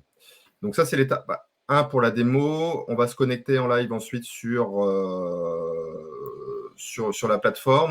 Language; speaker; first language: French; native; French